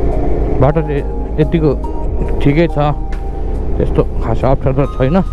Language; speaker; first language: Nepali; native; Nepali